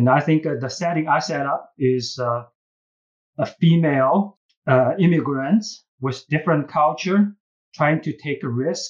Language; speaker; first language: English; non-native, fluent; Chinese